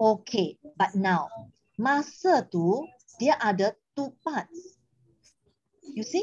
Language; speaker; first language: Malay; non-native, local second language; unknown